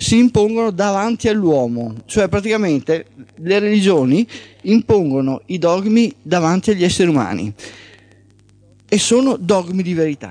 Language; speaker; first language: Italian; native; Italian